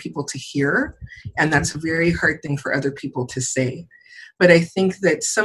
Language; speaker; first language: English; native; English